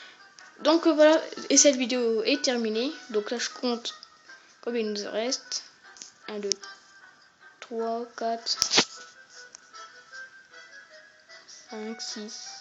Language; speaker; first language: French; native; French